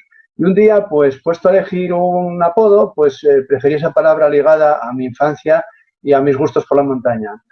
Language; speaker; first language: Spanish; native; Spanish